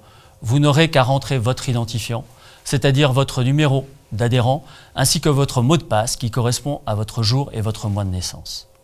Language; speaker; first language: French; native; French